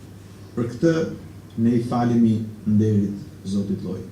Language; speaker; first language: Albanian; native; Albanian